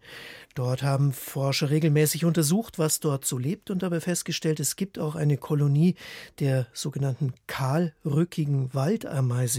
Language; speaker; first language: German; native; German